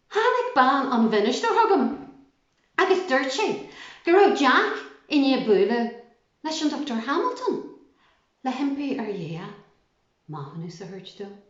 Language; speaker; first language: Irish; native; Irish